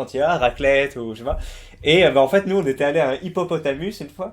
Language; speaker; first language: French; native; French